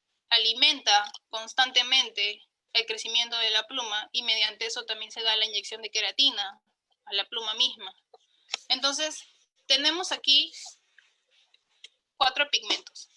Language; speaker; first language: Spanish; native; Spanish